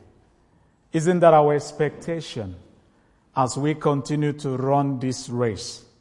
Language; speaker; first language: English; non-native, local second language; Igbo